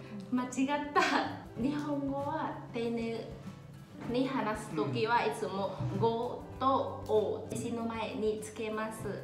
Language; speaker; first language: Japanese; non-native, learner; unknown